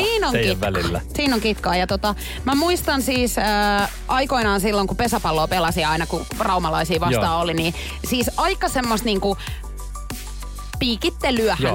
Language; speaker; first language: Finnish; native; Finnish